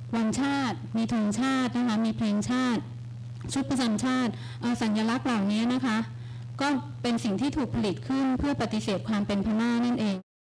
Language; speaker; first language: Thai; native; Thai